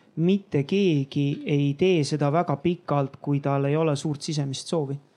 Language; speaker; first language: Estonian; native; Estonian